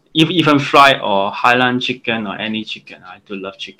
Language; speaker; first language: English; non-native, local second language; Cantonese